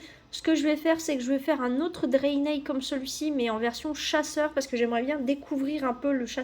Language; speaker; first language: French; native; French